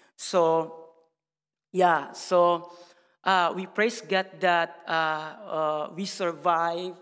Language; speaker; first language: English; non-native, learner; Indonesian